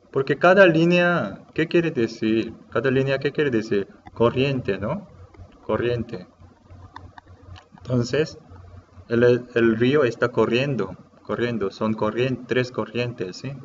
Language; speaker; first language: Spanish; non-native, learner; Korean